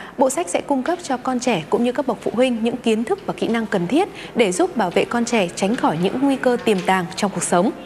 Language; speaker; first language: Vietnamese; native; Vietnamese